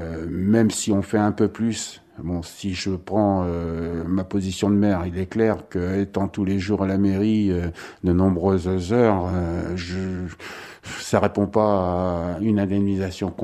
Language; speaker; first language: French; native; French